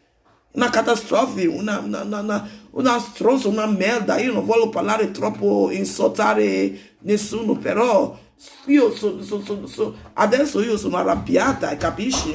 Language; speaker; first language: Italian; non-native, learner; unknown